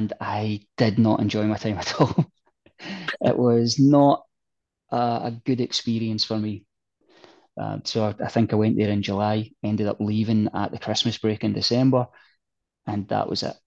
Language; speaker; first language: English; native; English